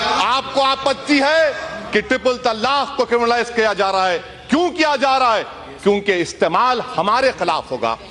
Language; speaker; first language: Urdu; native; Urdu